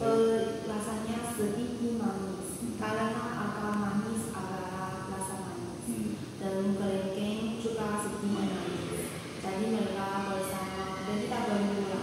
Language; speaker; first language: Indonesian; non-native, learner; Chinese